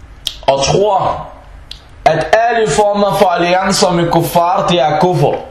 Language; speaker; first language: Danish; early bilingual, other home language; Arabic